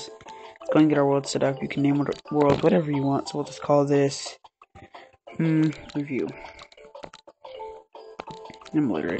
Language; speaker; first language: English; native; English